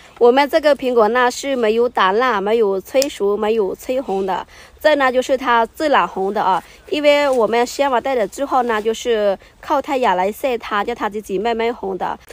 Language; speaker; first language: Chinese; non-native, fluent; Lao